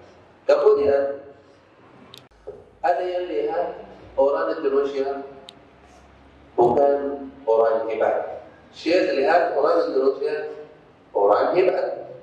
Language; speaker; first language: Indonesian; non-native, fluent; Arabic